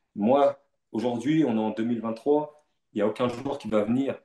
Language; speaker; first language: French; native; French